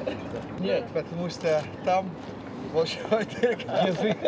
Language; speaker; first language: Russian; non-native, learner; Dutch